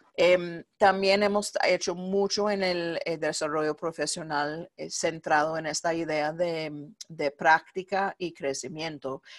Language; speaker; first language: Spanish; non-native, fluent; English